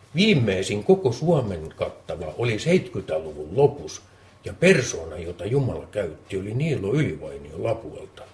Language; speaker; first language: Finnish; native; Finnish